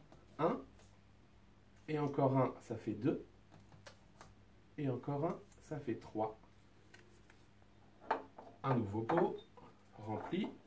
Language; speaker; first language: French; native; French